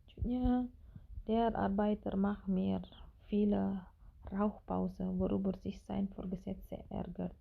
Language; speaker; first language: German; non-native, learner; Indonesian